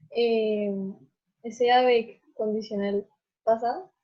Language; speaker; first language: French; non-native, learner; Spanish